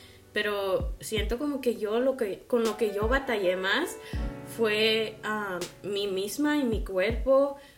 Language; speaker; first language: Spanish; early bilingual, heritage; Spanish